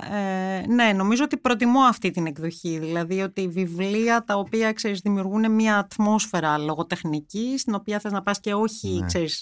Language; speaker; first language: Greek; non-native, fluent; German